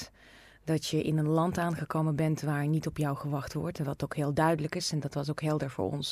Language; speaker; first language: Dutch; non-native, fluent; Russian